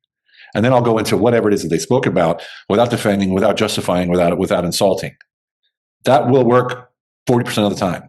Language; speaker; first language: English; native; English